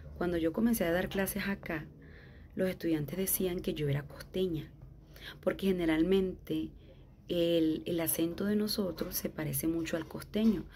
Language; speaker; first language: Spanish; native; Spanish